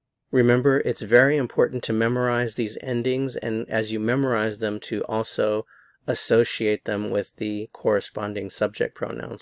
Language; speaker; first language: English; native; English